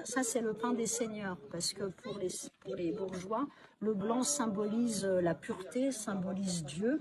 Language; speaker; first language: French; native; French